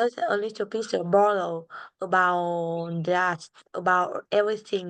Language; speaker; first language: English; non-native, learner; Vietnamese